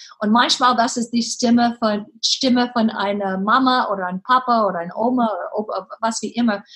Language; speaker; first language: German; non-native, learner; English